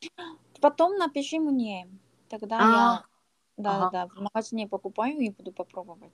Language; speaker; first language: Russian; non-native, learner; Korean